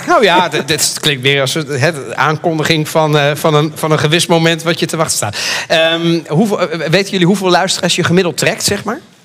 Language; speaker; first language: Dutch; native; Dutch